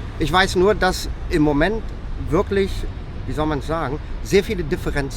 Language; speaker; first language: German; native; German